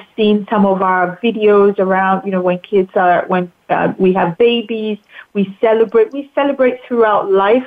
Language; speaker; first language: English; non-native, local second language; Akan